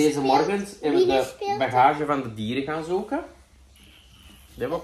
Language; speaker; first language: Dutch; native; Dutch